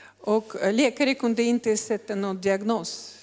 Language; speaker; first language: Swedish; non-native, learner; Russian